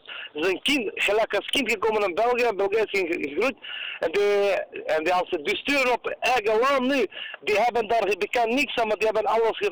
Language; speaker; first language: Dutch; non-native, learner; Turkish